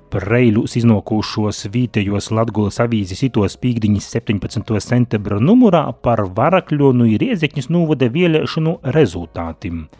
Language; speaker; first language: Latvian; native; Latvian